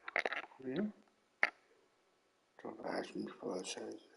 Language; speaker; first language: German; non-native, learner; Vietnamese